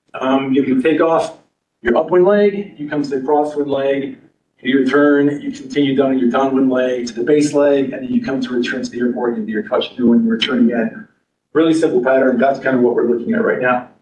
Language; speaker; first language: English; native; English